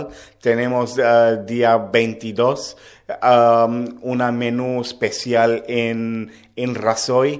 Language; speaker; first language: Spanish; non-native, learner; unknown